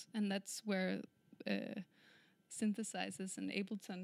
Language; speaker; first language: English; non-native, fluent; Danish